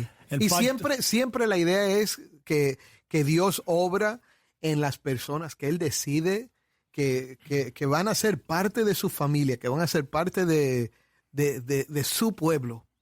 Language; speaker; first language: Spanish; native; Spanish